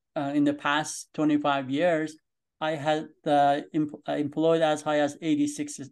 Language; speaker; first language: English; non-native, fluent; Persian